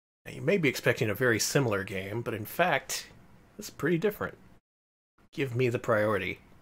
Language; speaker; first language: English; native; English